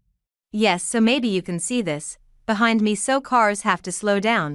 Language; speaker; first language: English; non-native, fluent; German